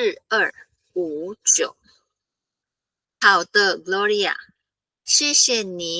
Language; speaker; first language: Chinese; non-native, fluent; Filipino